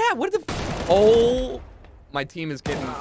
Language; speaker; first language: English; native; English